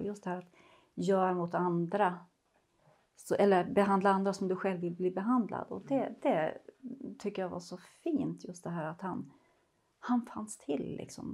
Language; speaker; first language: Swedish; native; Swedish